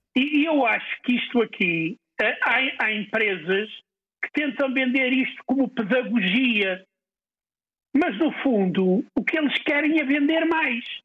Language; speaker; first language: Portuguese; native; Portuguese